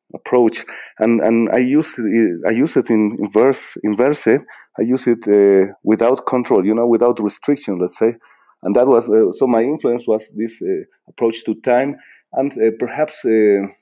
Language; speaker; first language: English; non-native, fluent; Spanish